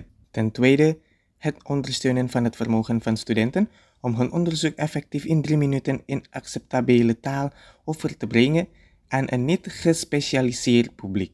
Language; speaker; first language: Dutch; non-native, fluent; Indonesian